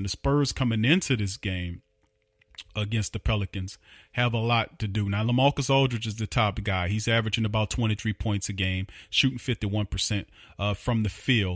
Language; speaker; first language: English; native; English